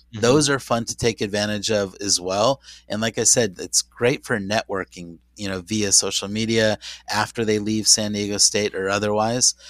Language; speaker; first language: English; native; English